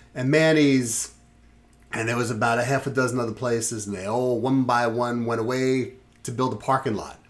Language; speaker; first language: English; native; English